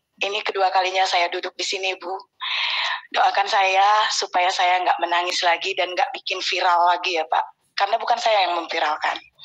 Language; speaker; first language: Indonesian; non-native, local second language; Sundanese